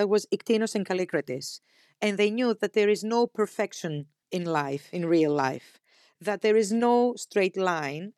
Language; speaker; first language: English; non-native, fluent; Greek